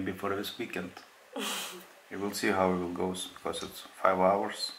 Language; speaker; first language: English; non-native, fluent; Lithuanian